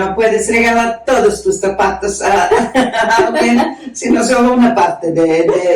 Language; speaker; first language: Spanish; non-native, fluent; Croatian